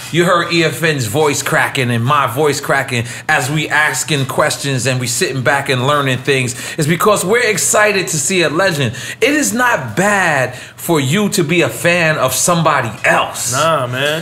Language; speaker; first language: English; native; English